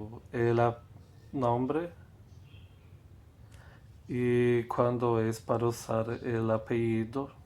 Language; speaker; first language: Spanish; non-native, fluent; Portuguese